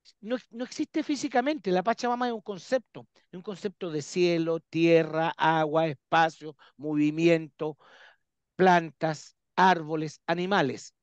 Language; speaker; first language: Spanish; native; Spanish